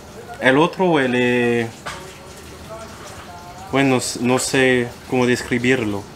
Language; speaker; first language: Spanish; non-native, learner; French